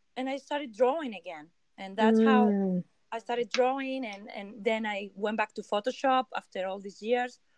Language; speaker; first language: English; non-native, fluent; Spanish